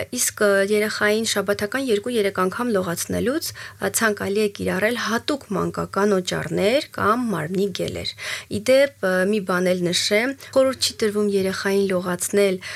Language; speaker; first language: Armenian; native; Armenian